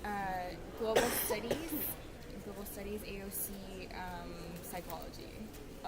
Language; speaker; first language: French; non-native, learner; English